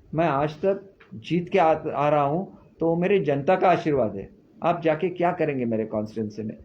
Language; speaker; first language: Hindi; non-native, local second language; Marathi